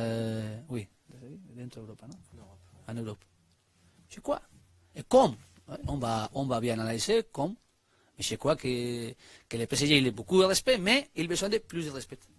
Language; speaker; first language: French; non-native, learner; Spanish